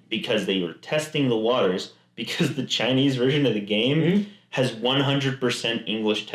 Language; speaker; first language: English; native; English